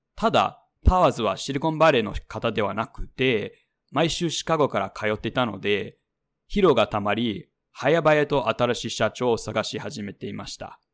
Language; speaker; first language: Japanese; non-native, fluent; English